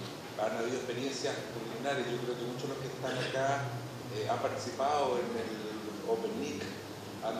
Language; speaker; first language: Spanish; native; Spanish